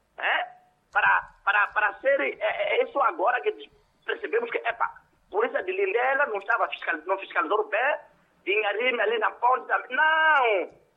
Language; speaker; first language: Portuguese; non-native, local second language; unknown